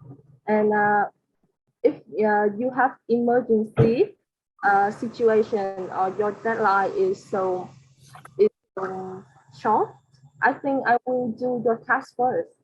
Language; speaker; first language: English; non-native, learner; Vietnamese